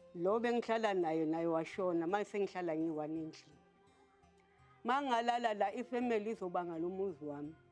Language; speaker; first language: Zulu; native; Zulu